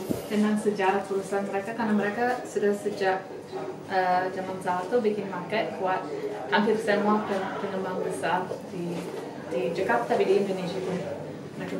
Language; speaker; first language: Indonesian; non-native, fluent; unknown